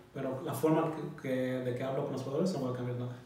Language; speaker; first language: Spanish; non-native, learner; German